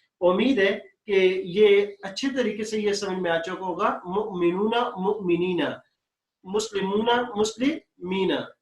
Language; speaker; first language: Urdu; native; Urdu